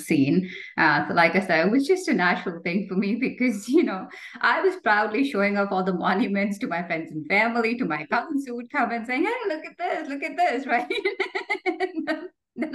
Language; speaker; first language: English; non-native, local second language; Hindi